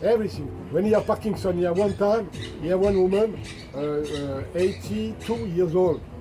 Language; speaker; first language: English; non-native, learner; French